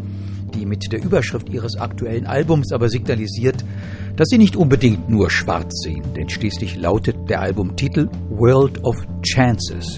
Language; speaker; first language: German; native; German